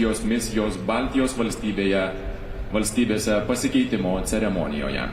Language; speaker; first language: Lithuanian; native; Lithuanian